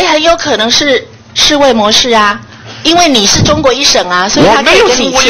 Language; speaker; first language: Chinese; native; Chinese